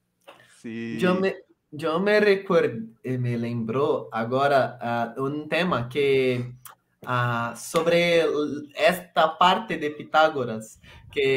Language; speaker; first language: Spanish; non-native, local second language; Portuguese